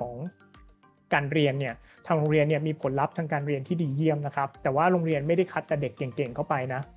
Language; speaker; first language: Thai; native; Thai